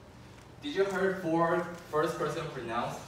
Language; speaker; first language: English; non-native, fluent; Chinese